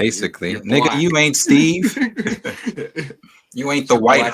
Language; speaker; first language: English; native; English